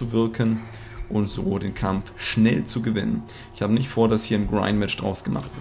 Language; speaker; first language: German; native; German